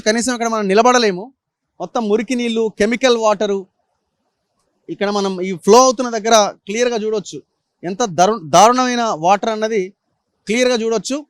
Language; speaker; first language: Telugu; native; Telugu